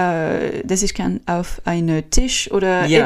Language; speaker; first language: German; non-native, learner; French